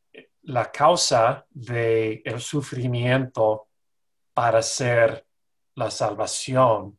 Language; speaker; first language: Spanish; non-native, fluent; English